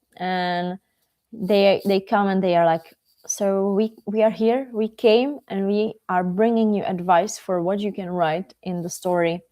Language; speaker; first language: English; non-native, fluent; Czech